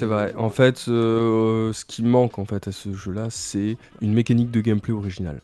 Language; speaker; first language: French; native; French